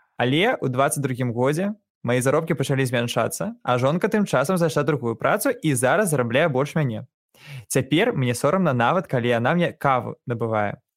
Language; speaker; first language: Belarusian; non-native, local second language; Russian